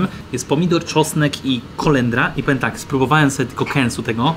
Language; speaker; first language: Polish; native; Polish